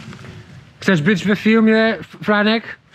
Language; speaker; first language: Polish; non-native, learner; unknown